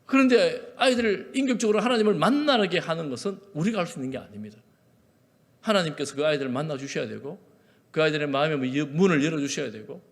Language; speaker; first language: Korean; native; Korean